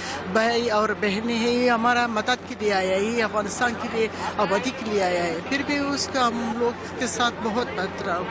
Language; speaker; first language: Hindi; non-native, learner; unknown